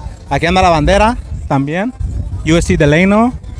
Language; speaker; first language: Spanish; early bilingual, heritage; Spanish